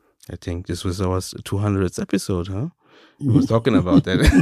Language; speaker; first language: English; non-native, fluent; German